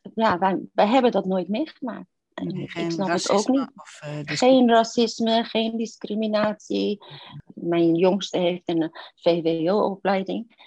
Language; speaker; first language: Dutch; non-native, fluent; Persian